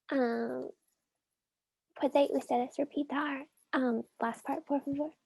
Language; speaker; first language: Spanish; non-native, learner; English